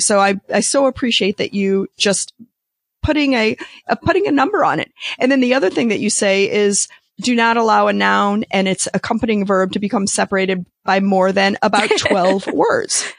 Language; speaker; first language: English; native; English